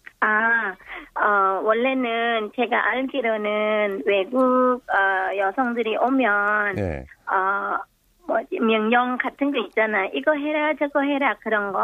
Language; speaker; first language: Korean; non-native, fluent; Thai